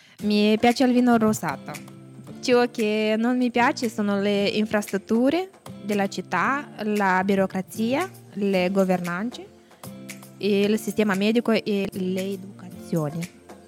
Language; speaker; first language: Italian; non-native, learner; Romanian